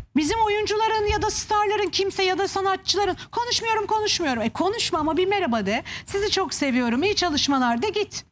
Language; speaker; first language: Turkish; native; Turkish